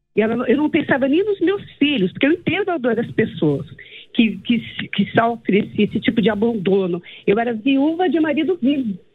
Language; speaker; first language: Portuguese; native; Portuguese